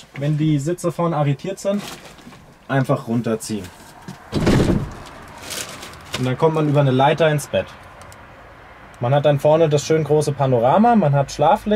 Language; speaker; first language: German; native; German